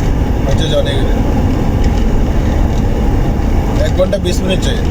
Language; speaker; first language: Hindi; non-native, learner; Bangla